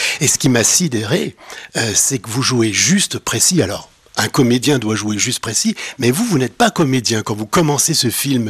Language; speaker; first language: French; native; French